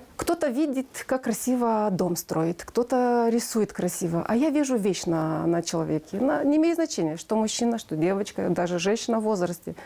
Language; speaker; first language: Russian; non-native, local second language; Romanian